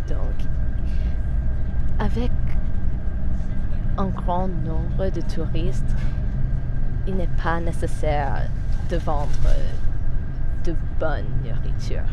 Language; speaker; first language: French; non-native, fluent; English